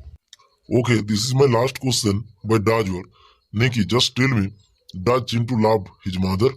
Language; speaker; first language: English; non-native, local second language; Bangla